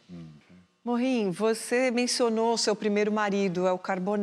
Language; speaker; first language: Portuguese; native; Portuguese